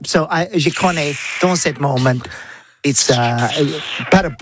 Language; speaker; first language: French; non-native, learner; English